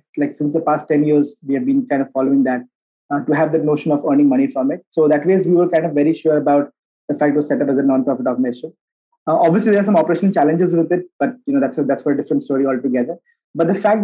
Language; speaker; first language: English; non-native, local second language; Hindi